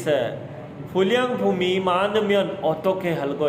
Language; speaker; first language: Korean; non-native, fluent; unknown